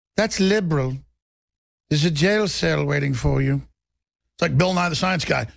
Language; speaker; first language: English; native; English